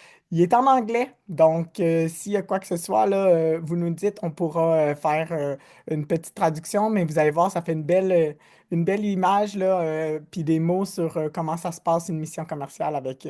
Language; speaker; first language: French; native; French